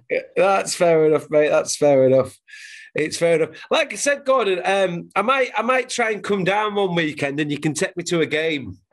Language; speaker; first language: English; native; English